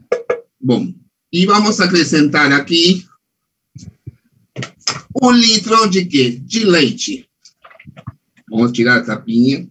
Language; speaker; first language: Portuguese; non-native, fluent; Spanish